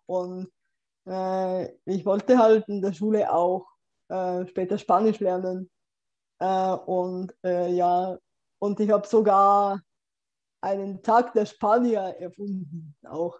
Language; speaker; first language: German; non-native, fluent; Bulgarian